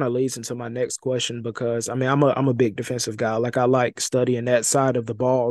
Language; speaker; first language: English; native; English